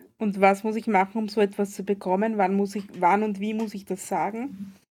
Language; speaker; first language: German; native; German